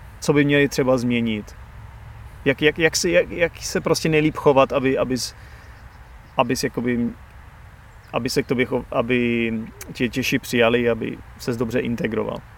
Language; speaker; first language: Czech; native; Czech